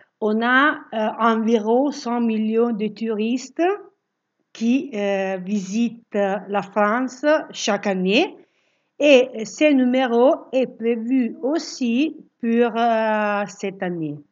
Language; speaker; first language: French; non-native, fluent; Italian